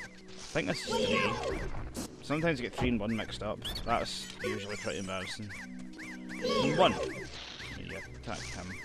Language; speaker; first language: English; native; English